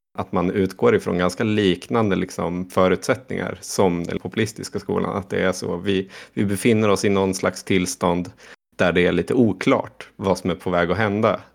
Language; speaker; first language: Swedish; native; Swedish